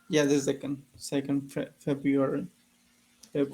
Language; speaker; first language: English; non-native, learner; Spanish